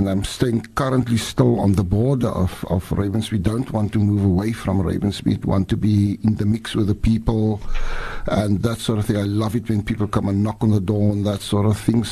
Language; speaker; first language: English; non-native, local second language; Afrikaans